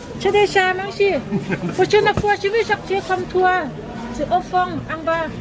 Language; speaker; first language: French; non-native, learner; Thai